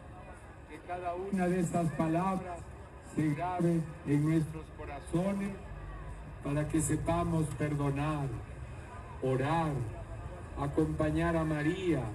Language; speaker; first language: Spanish; native; Spanish